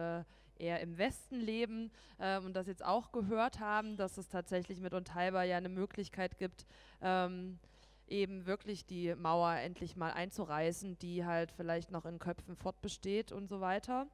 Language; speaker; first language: German; native; German